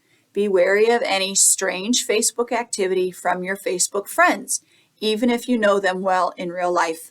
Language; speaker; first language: English; native; English